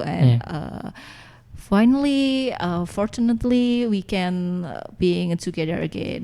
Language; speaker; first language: English; non-native, learner; Indonesian